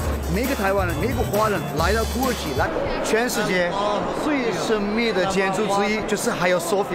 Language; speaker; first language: Chinese; non-native, fluent; Turkish